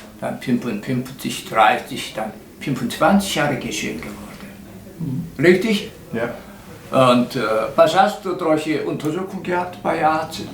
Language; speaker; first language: German; non-native, learner; Korean